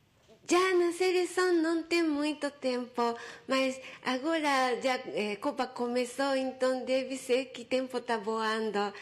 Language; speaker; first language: Portuguese; non-native, learner; Japanese